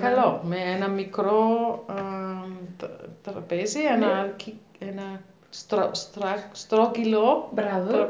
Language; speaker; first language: Greek; non-native, learner; German